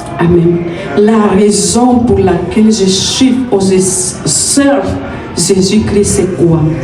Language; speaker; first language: French; non-native, fluent; Spanish